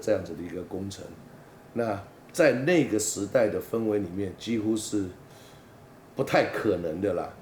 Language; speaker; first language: Chinese; native; Chinese